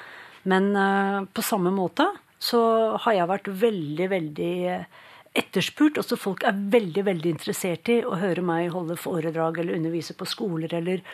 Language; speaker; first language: Norwegian; native; Norwegian